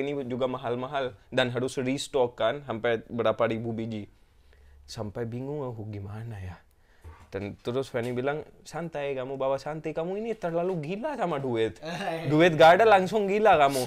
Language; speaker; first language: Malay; non-native, fluent; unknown